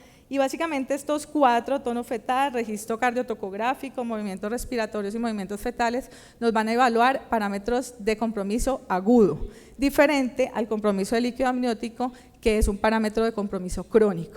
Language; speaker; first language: Spanish; native; Spanish